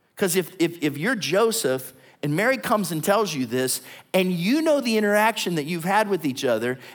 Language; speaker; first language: English; native; English